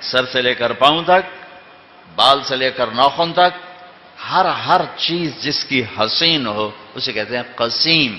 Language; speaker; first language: Urdu; non-native, local second language; Punjabi